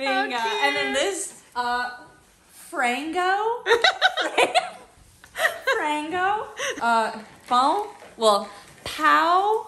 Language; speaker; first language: Portuguese; non-native, learner; English